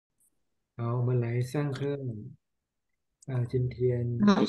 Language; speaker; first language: Chinese; non-native, fluent; Thai